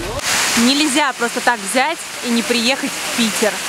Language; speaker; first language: Russian; native; Russian